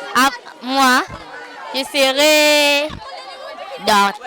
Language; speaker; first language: French; non-native, local second language; Lingala